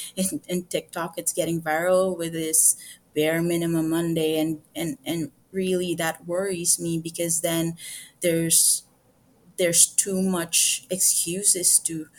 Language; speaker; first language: English; non-native, local second language; Filipino